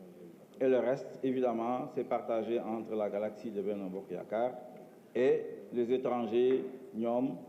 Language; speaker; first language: French; non-native, local second language; Wolof